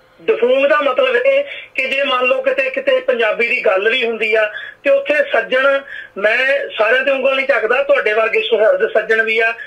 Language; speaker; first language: Punjabi; native; Punjabi